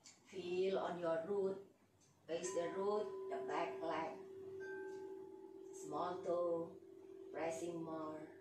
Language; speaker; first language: English; non-native, learner; Indonesian